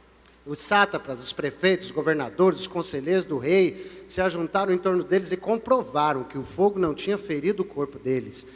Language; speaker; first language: Portuguese; native; Portuguese